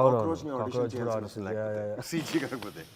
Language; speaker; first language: Telugu; early bilingual, heritage; Telugu